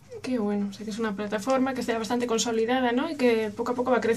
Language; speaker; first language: Spanish; native; Spanish